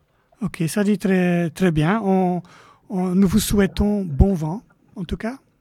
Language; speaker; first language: French; native; French